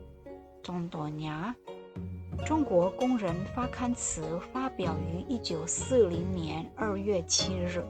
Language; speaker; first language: Chinese; non-native, fluent; Indonesian